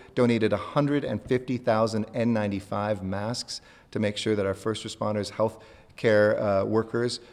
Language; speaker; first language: English; native; English